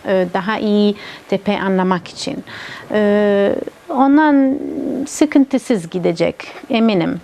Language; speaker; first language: Turkish; non-native, learner; Italian